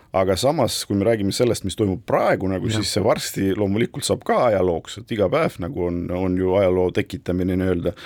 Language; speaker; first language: Estonian; non-native, local second language; Russian